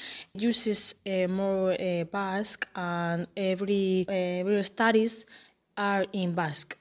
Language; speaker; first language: English; non-native, fluent; Basque